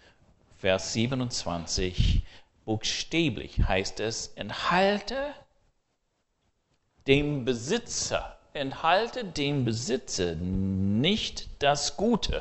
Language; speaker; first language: German; non-native, fluent; English